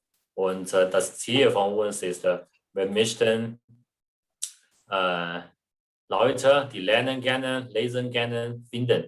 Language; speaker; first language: German; non-native, learner; Chinese